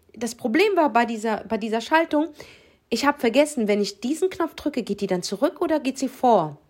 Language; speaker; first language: German; early bilingual, other home language; Arabic